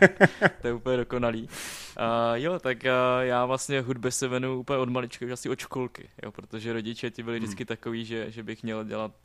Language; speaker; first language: Czech; native; Czech